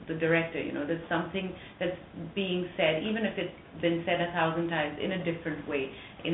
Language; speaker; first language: English; non-native, local second language; French